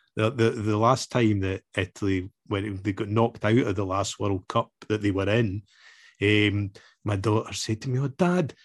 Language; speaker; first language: English; native; English